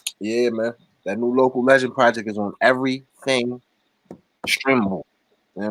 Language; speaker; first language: English; native; English